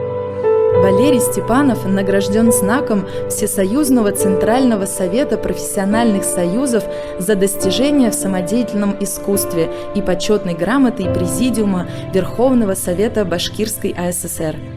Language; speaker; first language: Russian; native; Russian